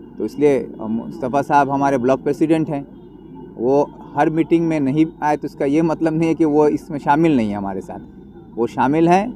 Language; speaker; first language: Hindi; non-native, local second language; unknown